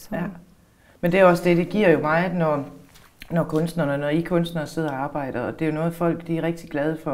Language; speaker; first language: Danish; native; Danish